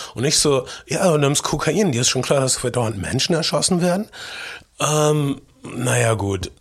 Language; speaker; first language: German; native; German